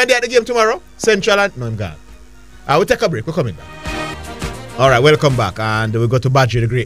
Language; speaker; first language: English; native; English